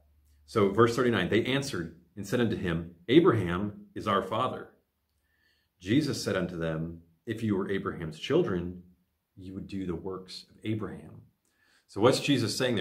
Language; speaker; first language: English; native; English